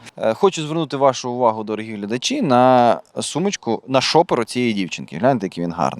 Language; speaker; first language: Ukrainian; native; Ukrainian